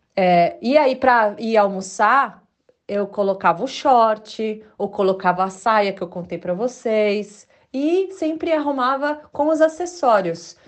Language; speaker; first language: Portuguese; native; Portuguese